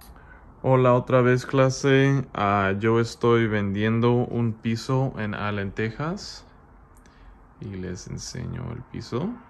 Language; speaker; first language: Spanish; non-native, learner; English